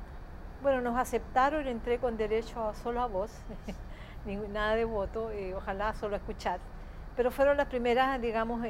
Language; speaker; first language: Spanish; native; Spanish